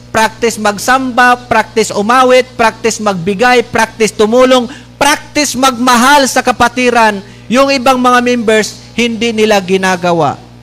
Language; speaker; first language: Filipino; non-native, local second language; Bikol